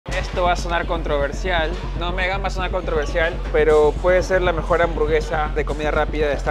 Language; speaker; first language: Spanish; native; Spanish